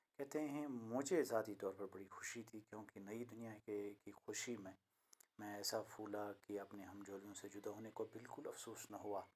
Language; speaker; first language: Urdu; non-native, local second language; Kashmiri